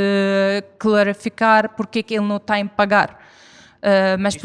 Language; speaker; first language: Portuguese; non-native, fluent; Arabic